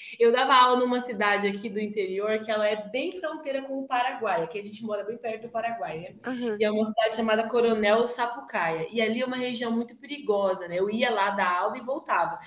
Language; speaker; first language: Portuguese; native; Portuguese